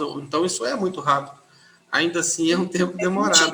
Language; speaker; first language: Portuguese; native; Portuguese